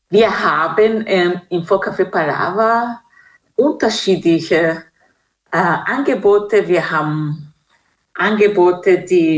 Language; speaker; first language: German; non-native, fluent; Kinyarwanda